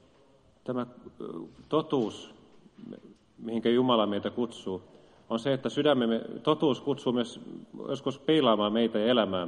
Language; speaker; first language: Finnish; native; Finnish